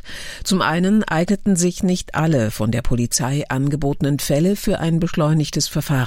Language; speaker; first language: German; native; German